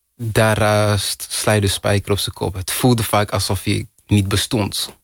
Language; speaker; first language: Dutch; early bilingual, other home language; Kinyarwanda